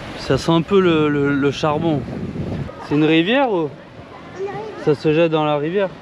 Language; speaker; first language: French; native; French